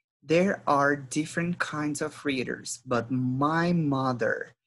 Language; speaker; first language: English; non-native, fluent; Portuguese